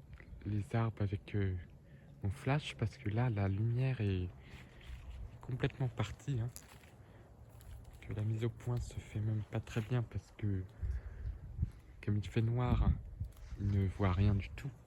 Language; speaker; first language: French; native; French